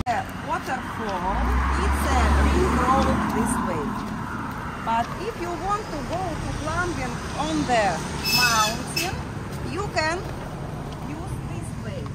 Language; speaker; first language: English; non-native, learner; Thai